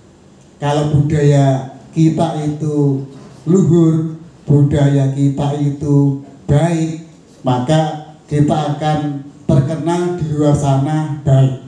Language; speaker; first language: Indonesian; native; Indonesian